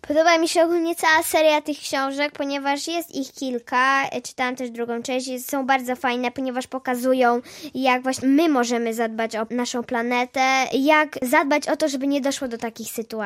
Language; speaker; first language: Polish; native; Polish